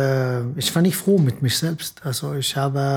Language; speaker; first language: German; non-native, fluent; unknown